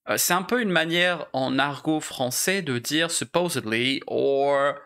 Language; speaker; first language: French; native; French